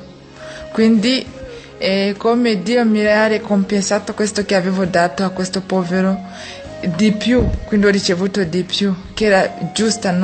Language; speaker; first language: Italian; non-native, fluent; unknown